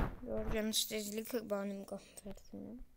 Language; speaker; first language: Armenian; early bilingual, heritage; Armenian